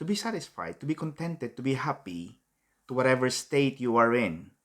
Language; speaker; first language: English; non-native, local second language; Filipino